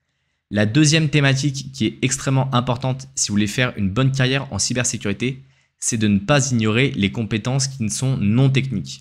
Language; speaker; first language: French; native; French